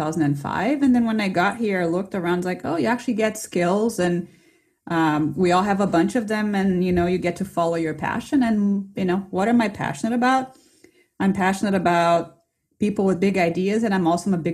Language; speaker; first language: English; non-native, fluent; Portuguese